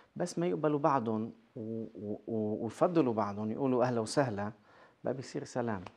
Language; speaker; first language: Arabic; native; Arabic